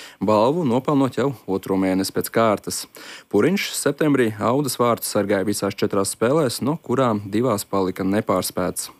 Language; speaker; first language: Latvian; native; Latvian